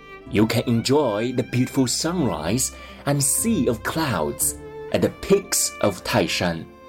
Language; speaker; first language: English; non-native, fluent; Chinese